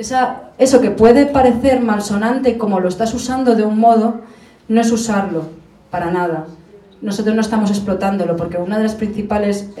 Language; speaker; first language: Spanish; native; Spanish